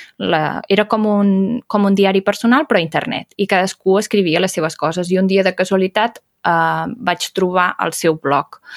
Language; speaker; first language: Catalan; native; Catalan